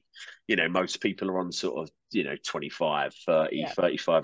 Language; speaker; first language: English; native; English